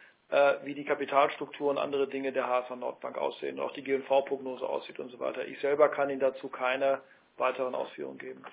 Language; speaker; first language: German; native; German